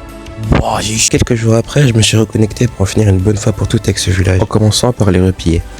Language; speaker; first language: French; native; French